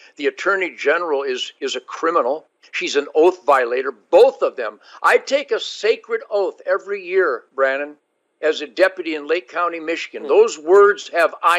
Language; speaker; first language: English; native; English